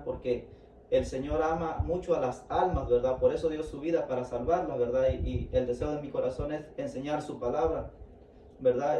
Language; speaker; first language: Spanish; native; Spanish